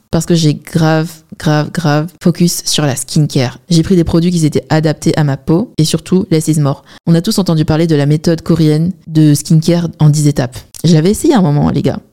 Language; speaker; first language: French; early bilingual, other home language; Chinese